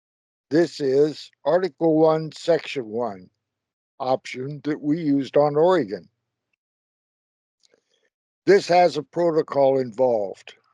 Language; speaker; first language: English; native; English